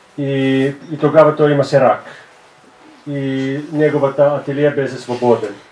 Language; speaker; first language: Bulgarian; non-native, fluent; Finnish